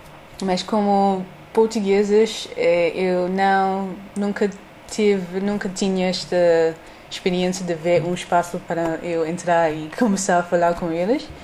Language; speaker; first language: Portuguese; non-native, learner; English